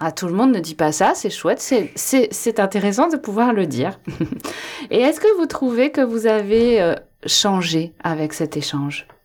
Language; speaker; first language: French; native; French